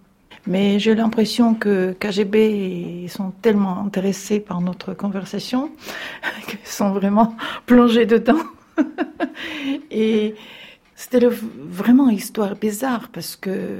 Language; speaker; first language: French; non-native, fluent; Russian